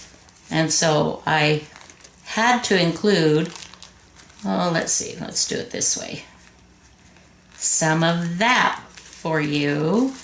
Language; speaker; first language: English; native; English